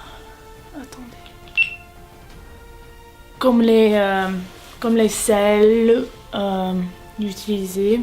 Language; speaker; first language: French; non-native, learner; English